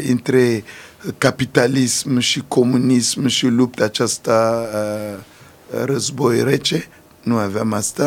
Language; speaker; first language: Romanian; non-native, fluent; Sango